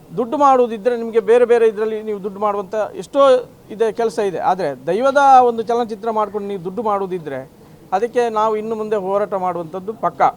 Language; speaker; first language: Kannada; non-native, local second language; Tulu